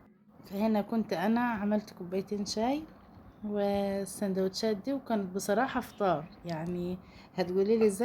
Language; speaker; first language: Arabic; native; Arabic